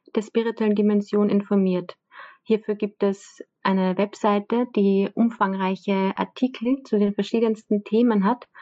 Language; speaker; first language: German; native; German